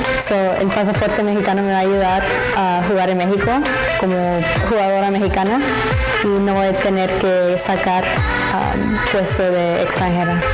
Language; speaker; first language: Spanish; early bilingual, heritage; Spanish